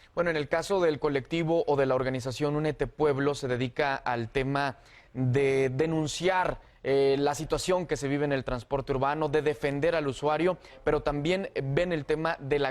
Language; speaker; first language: Spanish; native; Spanish